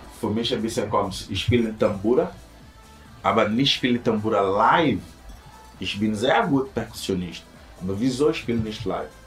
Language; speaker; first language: German; non-native, learner; Portuguese